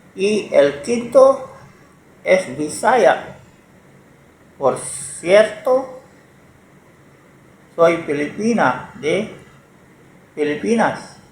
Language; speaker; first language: Spanish; non-native, learner; Filipino